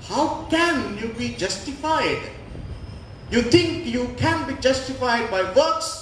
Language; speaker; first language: English; non-native, local second language; Telugu